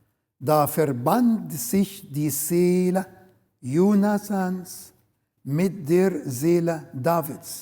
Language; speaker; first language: German; non-native, learner; Arabic